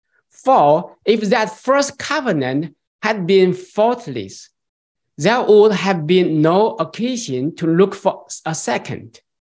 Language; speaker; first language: English; non-native, fluent; Chinese